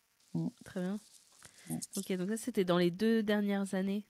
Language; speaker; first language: French; native; French